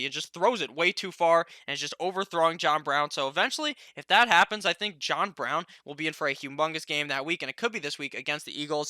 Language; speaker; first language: English; native; English